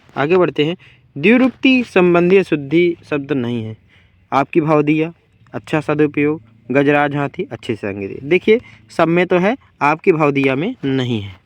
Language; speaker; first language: Hindi; native; Hindi